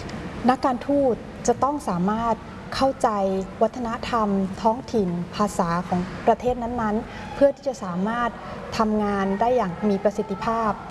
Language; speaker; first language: Thai; native; Thai